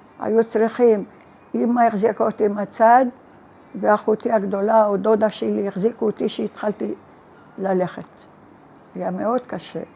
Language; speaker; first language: Hebrew; non-native, fluent; Arabic